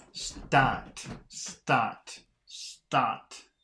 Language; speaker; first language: German; non-native, learner; English